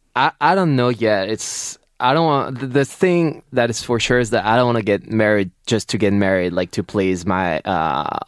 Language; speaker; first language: English; non-native, fluent; French